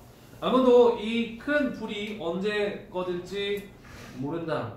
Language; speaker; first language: Korean; native; Korean